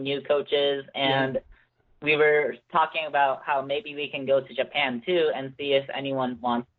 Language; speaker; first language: English; native; English